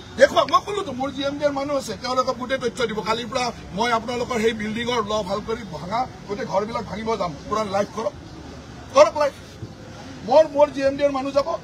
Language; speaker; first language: Assamese; native; Assamese